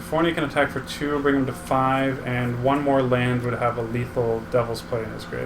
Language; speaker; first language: English; native; English